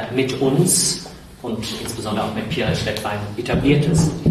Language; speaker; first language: German; native; German